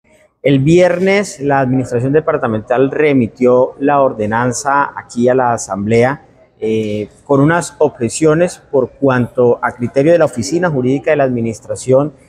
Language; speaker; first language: Spanish; native; Spanish